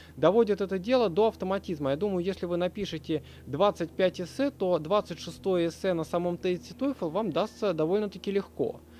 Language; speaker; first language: Russian; native; Russian